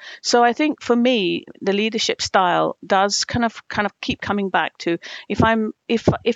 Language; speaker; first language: English; non-native, local second language; Tamil